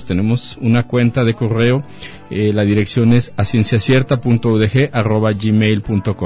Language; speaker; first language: Spanish; native; Spanish